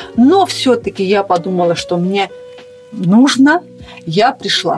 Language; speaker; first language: Russian; non-native, local second language; Armenian